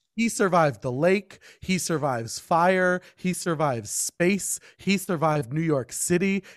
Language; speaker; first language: English; native; English